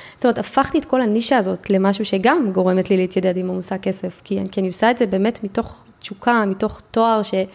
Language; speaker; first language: Hebrew; native; Hebrew